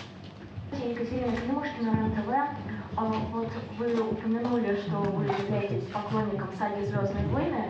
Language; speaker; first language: Russian; native; Russian